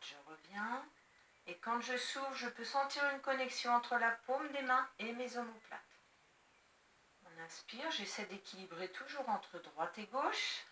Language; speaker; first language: French; native; French